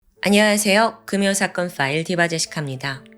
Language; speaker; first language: Korean; native; Korean